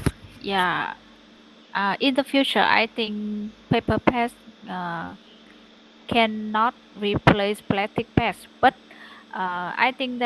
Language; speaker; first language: English; non-native, learner; Vietnamese